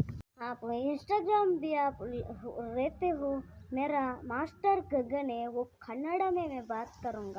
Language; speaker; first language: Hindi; non-native, learner; Kannada